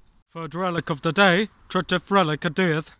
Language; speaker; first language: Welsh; non-native, learner; English